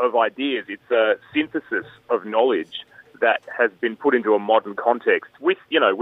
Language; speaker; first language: English; native; English